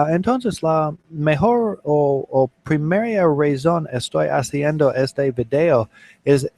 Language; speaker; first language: Spanish; non-native, learner; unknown